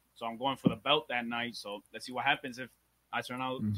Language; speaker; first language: English; early bilingual, other home language; Spanish